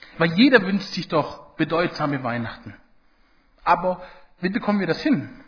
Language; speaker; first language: German; early bilingual, other home language; Italian